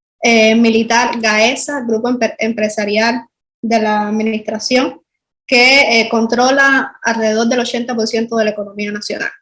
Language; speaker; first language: Spanish; native; Spanish